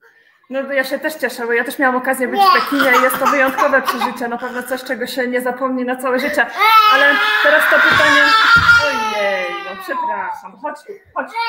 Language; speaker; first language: Polish; native; Polish